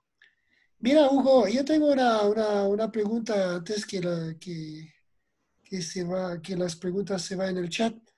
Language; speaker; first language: Spanish; non-native, fluent; French